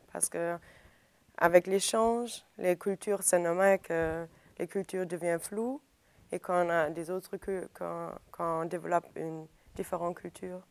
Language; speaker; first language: French; non-native, fluent; German